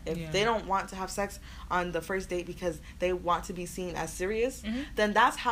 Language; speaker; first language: English; native; English